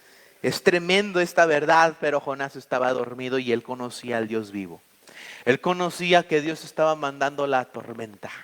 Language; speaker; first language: Spanish; native; Spanish